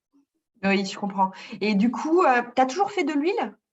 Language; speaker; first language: French; native; French